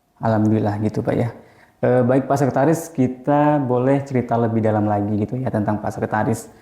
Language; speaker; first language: Indonesian; native; Indonesian